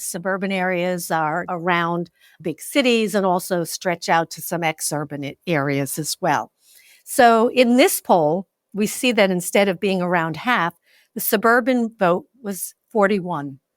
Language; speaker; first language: English; native; English